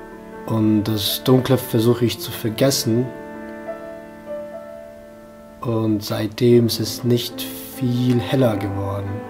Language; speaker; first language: German; non-native, fluent; Bosnian